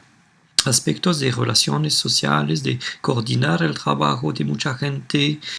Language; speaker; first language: Spanish; non-native, fluent; French